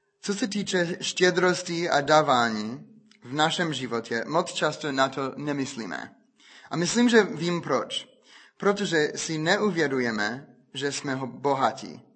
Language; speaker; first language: Czech; non-native, fluent; English